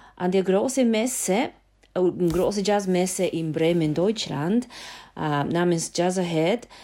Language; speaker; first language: German; non-native, fluent; Japanese